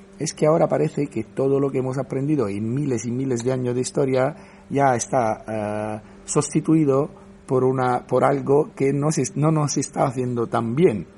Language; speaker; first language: Spanish; non-native, fluent; Italian